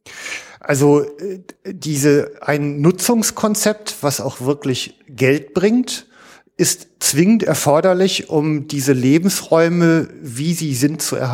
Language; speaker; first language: German; native; German